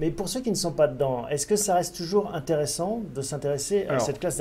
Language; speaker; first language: French; native; French